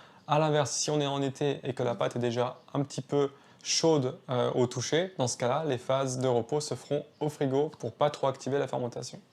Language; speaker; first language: French; native; French